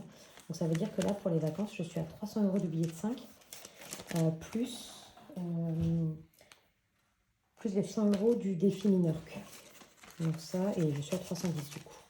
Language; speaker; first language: French; native; French